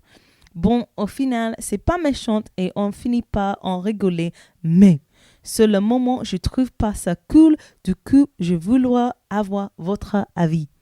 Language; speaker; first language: French; non-native, learner; English